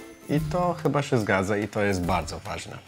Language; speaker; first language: Polish; non-native, fluent; English